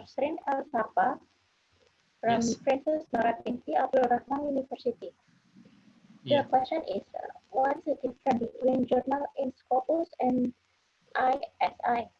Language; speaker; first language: English; non-native, fluent; Indonesian